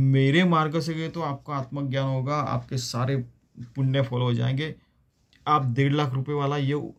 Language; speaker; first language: Hindi; non-native, local second language; Marathi